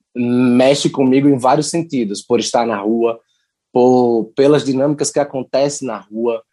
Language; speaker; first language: Portuguese; native; Portuguese